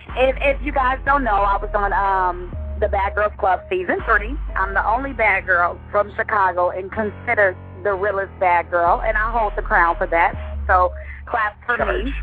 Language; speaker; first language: English; native; English